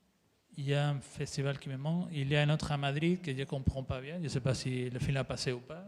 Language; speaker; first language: French; non-native, fluent; Spanish